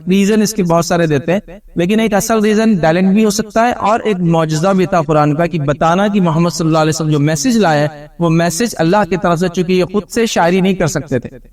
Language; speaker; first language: Urdu; native; Urdu